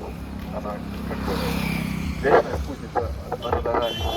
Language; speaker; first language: Russian; native; Russian